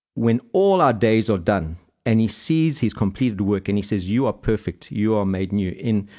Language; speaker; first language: English; native; English